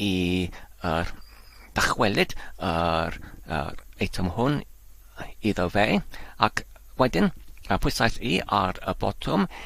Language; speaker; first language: Welsh; non-native, learner; English